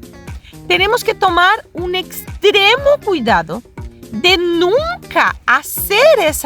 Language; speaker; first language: Spanish; non-native, fluent; Portuguese